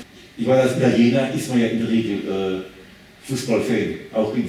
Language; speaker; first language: German; native; German